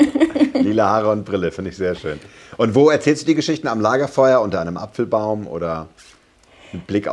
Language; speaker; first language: German; native; German